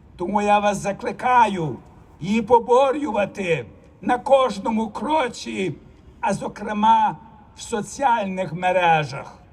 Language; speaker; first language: Ukrainian; early bilingual, heritage; Ukrainian